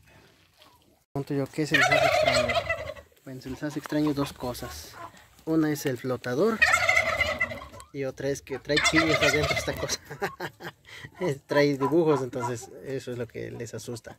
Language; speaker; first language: Spanish; native; Spanish